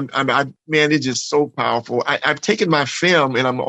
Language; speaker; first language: English; native; English